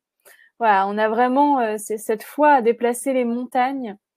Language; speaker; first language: French; native; French